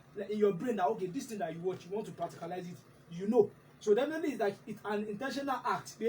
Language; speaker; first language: English; non-native, local second language; Yoruba